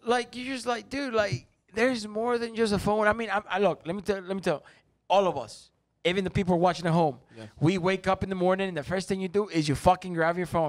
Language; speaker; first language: English; non-native, fluent; Spanish